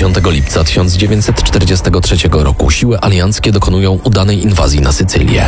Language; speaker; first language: Polish; native; Polish